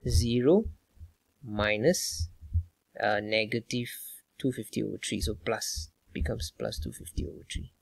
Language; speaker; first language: English; non-native, local second language; Malay